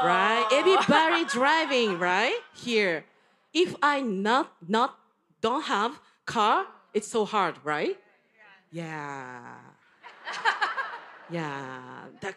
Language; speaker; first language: English; non-native, learner; Japanese